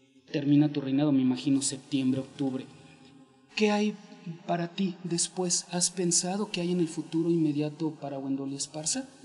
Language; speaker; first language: Spanish; native; Spanish